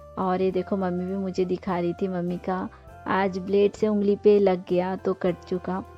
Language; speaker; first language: Hindi; non-native, local second language; Bangla